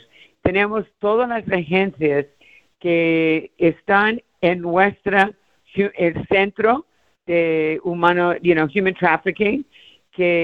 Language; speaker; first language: Spanish; early bilingual, heritage; Spanish